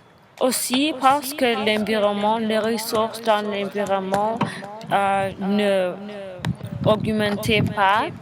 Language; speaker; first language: French; non-native, learner; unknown